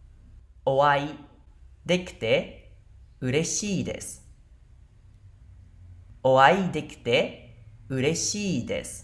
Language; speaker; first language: Japanese; non-native, fluent; Khmer